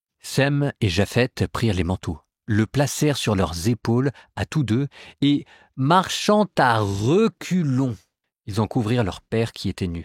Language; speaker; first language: French; native; French